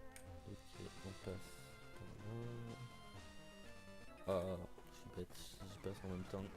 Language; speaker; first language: French; native; French